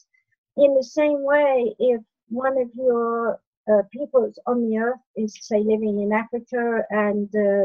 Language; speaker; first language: English; native; English